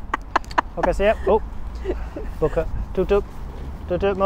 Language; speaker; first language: Indonesian; non-native, learner; English